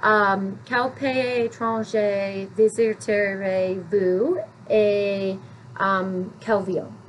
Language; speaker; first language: French; non-native, learner; English